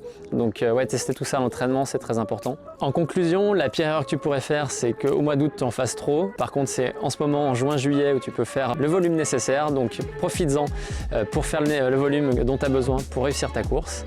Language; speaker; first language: French; native; French